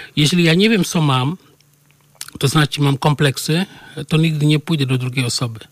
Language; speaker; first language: Polish; non-native, fluent; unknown